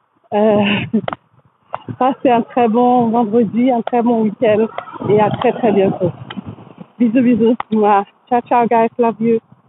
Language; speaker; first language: French; native; French